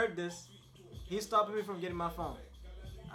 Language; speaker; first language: English; non-native, local second language; Swahili